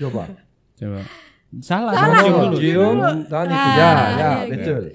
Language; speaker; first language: Indonesian; native; Indonesian